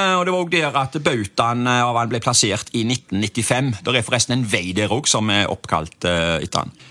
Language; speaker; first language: Norwegian; native; Norwegian